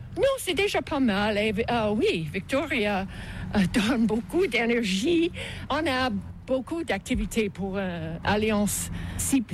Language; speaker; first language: French; non-native, local second language; English